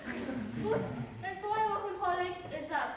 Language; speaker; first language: German; non-native, learner; Mongolian